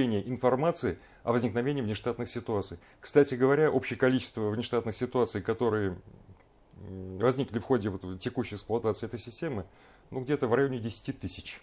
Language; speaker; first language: Russian; native; Russian